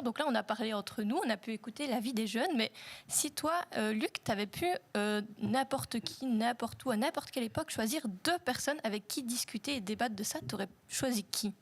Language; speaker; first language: French; native; French